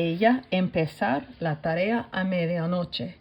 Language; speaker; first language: Spanish; non-native, fluent; English